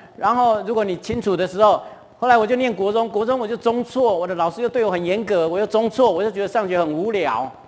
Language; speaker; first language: Chinese; non-native, local second language; Hakka Chinese